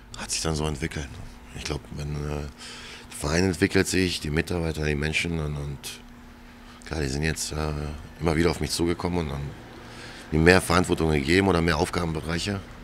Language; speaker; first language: German; early bilingual, other home language; Croatian